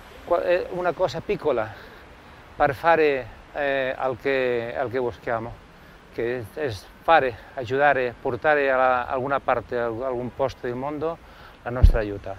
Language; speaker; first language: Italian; non-native, learner; Spanish